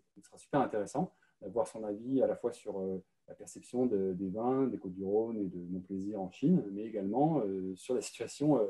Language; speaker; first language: French; native; French